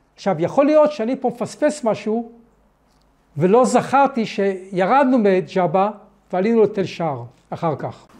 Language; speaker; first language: Hebrew; early bilingual, other home language; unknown